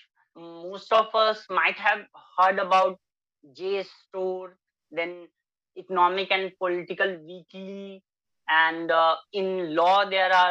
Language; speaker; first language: English; non-native, local second language; Hindi